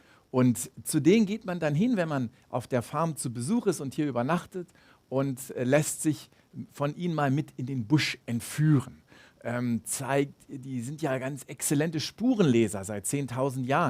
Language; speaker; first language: German; native; German